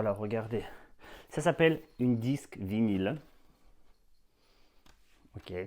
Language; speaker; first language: French; non-native, fluent; Russian